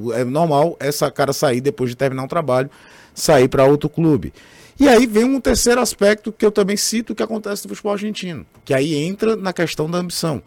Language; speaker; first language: Portuguese; native; Portuguese